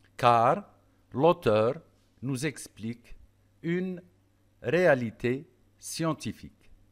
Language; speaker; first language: French; non-native, local second language; Arabic